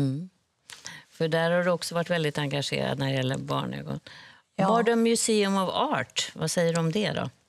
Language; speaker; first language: Swedish; native; Swedish